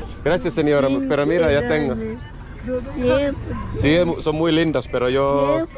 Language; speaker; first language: Spanish; non-native, learner; Finnish